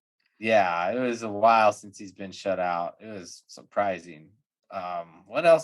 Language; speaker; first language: English; native; English